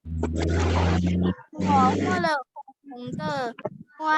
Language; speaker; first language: Chinese; non-native, learner; Thai